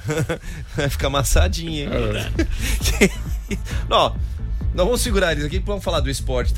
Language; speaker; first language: Portuguese; native; Portuguese